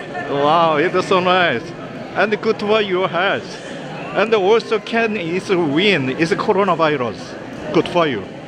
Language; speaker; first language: English; non-native, learner; Korean